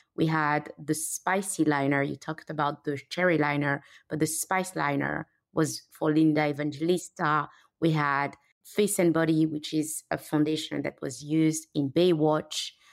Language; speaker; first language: English; non-native, fluent; French